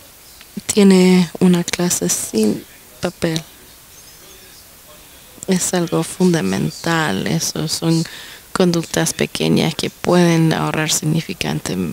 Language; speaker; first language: Spanish; non-native, fluent; English